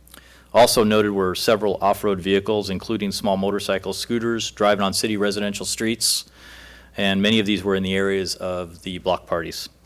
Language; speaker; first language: English; native; English